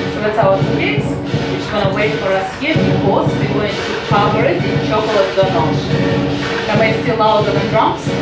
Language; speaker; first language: English; non-native, fluent; Russian